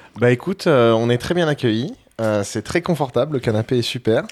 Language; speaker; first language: French; native; French